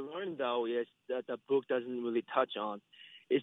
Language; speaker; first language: English; non-native, fluent; Korean